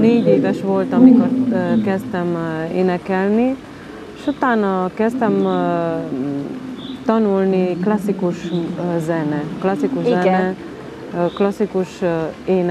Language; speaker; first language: Hungarian; non-native, local second language; Romanian